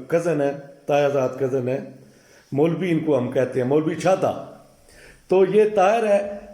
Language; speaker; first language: Urdu; non-native, local second language; Punjabi